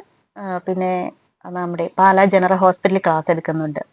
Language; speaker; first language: Malayalam; native; Malayalam